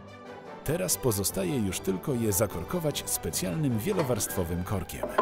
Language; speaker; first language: Polish; native; Polish